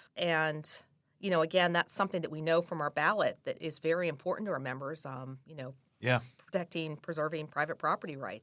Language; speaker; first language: English; native; English